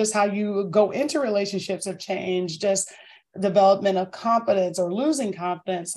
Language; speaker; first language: English; native; English